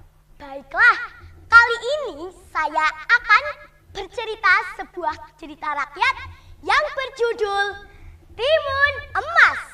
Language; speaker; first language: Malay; non-native, local second language; Javanese